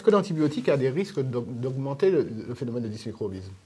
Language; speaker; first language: French; native; French